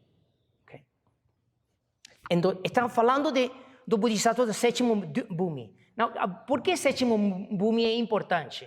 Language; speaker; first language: Portuguese; non-native, fluent; Chinese